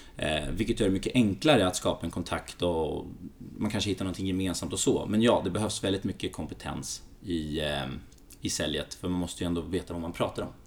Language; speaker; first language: Swedish; early bilingual, other home language; Greek